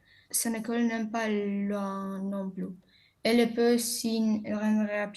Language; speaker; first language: French; non-native, learner; Romanian